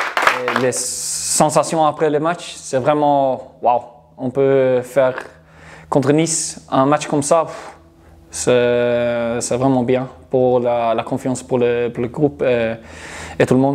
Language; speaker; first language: French; non-native, learner; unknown